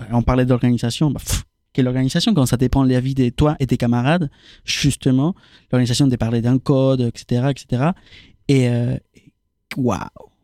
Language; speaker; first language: French; non-native, fluent; Spanish